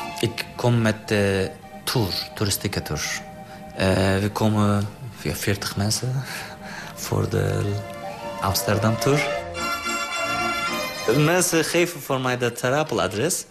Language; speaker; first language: Dutch; non-native, learner; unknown